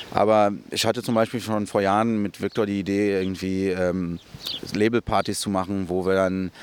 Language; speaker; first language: German; early bilingual, other home language; Portuguese